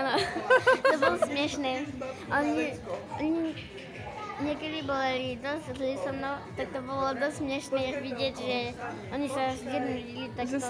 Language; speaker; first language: Slovak; early bilingual, heritage; Slovak